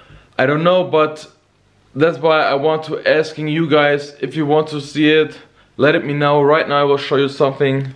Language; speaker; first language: English; non-native, learner; Bosnian